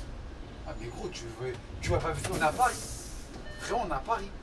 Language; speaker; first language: French; native; French